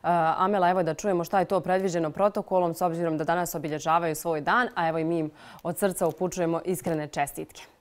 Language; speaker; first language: Serbian; native; Serbian